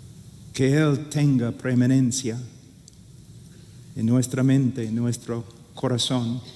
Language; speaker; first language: Spanish; non-native, fluent; English